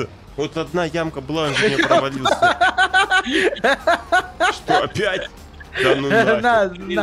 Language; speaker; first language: Russian; native; Russian